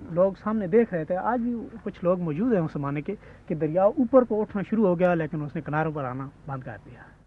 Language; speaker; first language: Urdu; non-native, local second language; Punjabi